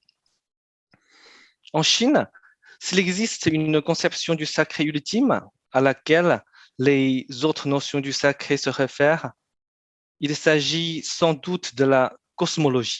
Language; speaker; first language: French; non-native, fluent; Chinese